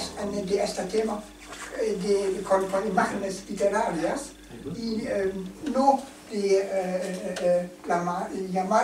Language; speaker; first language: Spanish; non-native, learner; German